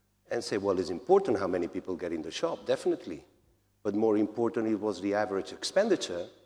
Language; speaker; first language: English; non-native, fluent; Spanish